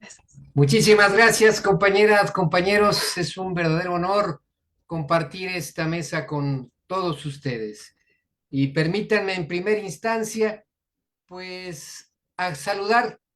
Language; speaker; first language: Spanish; native; Spanish